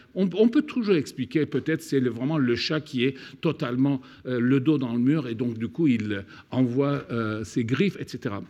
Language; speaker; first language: French; non-native, fluent; Turkish